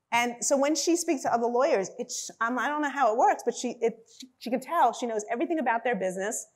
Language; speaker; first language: English; native; English